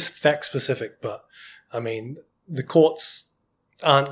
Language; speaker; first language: English; native; English